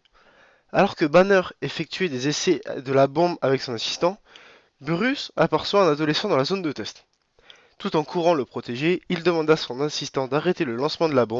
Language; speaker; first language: French; native; French